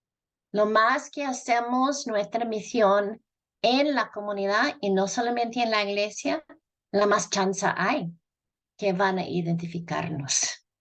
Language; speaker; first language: Spanish; non-native, fluent; English